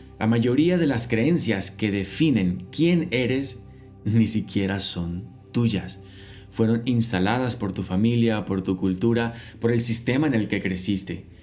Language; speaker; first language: Spanish; native; Spanish